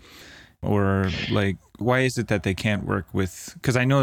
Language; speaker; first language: English; native; English